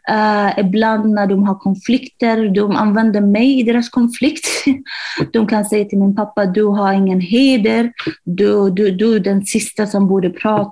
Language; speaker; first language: Swedish; non-native, fluent; Arabic